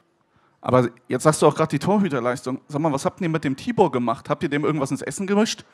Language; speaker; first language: German; native; German